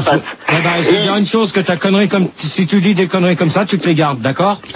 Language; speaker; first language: French; native; French